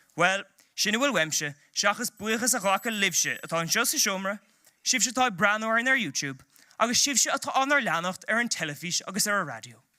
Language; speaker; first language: Irish; native; Irish